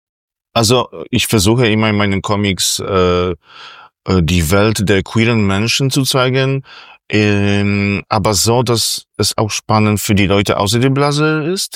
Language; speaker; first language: German; non-native, fluent; Polish